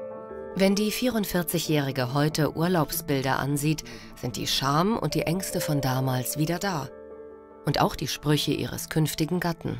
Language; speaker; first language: German; native; German